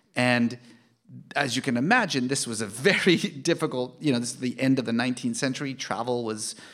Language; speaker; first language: English; early bilingual, other home language; Persian